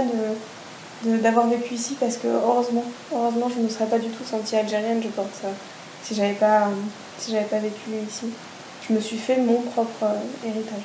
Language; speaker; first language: French; native; French